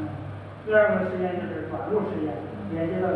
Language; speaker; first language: Chinese; native; Chinese